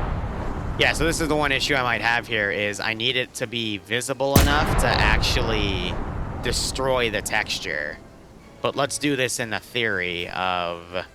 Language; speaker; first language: English; native; English